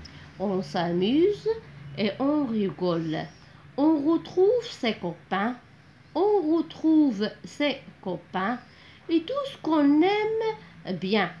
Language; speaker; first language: French; non-native, local second language; Arabic